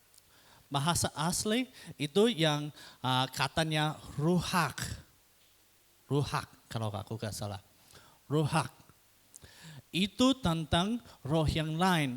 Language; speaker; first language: Indonesian; non-native, fluent; English